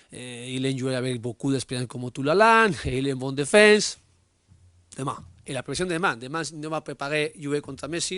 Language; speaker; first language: French; non-native, learner; Spanish